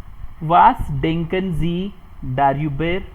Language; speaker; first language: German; non-native, fluent; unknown